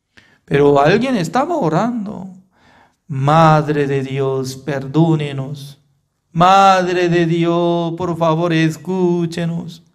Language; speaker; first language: Spanish; non-native, fluent; Korean